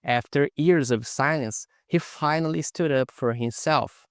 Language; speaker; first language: English; non-native, fluent; Portuguese